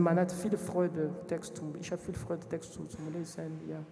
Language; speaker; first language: German; non-native, learner; French